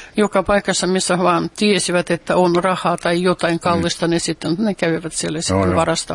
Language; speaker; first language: Finnish; non-native, fluent; Russian